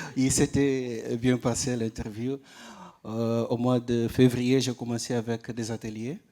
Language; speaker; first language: French; non-native, learner; Portuguese